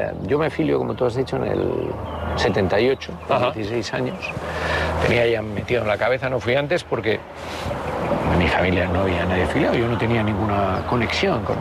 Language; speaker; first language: Spanish; native; Spanish